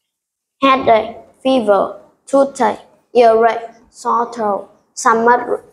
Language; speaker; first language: English; non-native, learner; Vietnamese